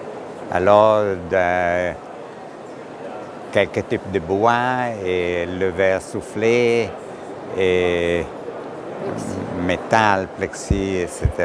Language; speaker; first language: French; non-native, learner; Italian